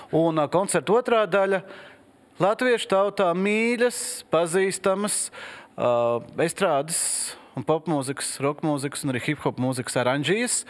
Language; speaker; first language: Latvian; native; Latvian